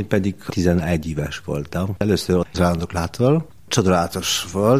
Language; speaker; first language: Hungarian; non-native, learner; Polish